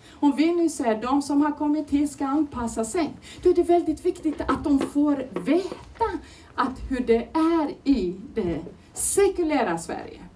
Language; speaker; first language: Swedish; non-native, fluent; Turoyo